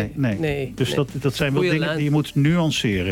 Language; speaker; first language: Dutch; native; Dutch